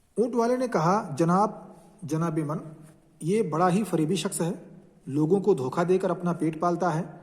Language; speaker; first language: Urdu; native; Urdu